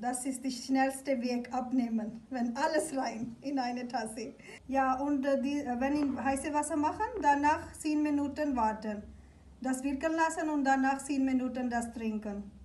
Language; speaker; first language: German; non-native, learner; Urdu